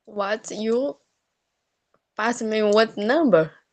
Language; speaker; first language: English; non-native, learner; Portuguese